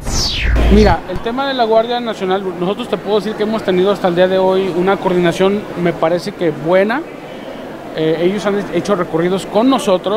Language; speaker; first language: Spanish; native; Spanish